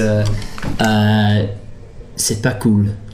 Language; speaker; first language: French; early bilingual, heritage; English